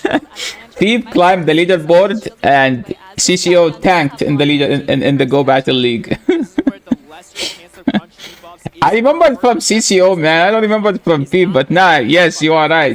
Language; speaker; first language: English; non-native, fluent; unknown